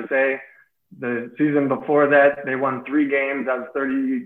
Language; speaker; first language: English; native; English